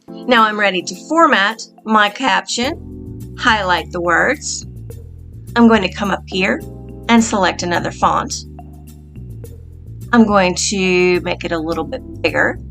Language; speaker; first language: English; native; English